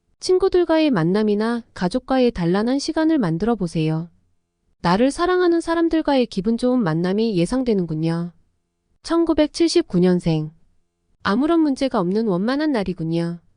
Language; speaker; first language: Korean; native; Korean